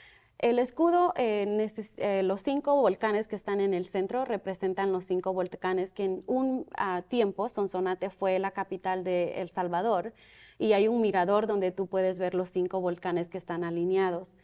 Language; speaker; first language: Spanish; early bilingual, other home language; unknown